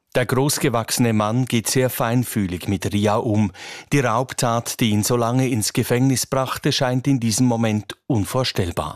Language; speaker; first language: German; native; German